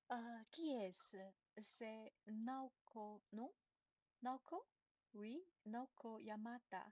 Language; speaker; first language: French; non-native, learner; Chinese